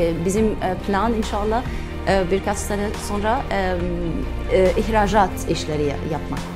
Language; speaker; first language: Turkish; non-native, learner; Arabic